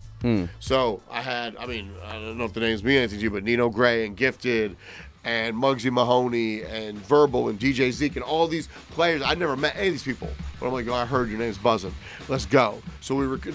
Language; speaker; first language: English; native; English